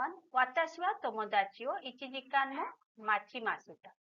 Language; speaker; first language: Japanese; non-native, fluent; Hindi